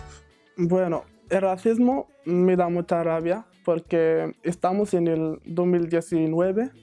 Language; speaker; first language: Spanish; non-native, fluent; Arabic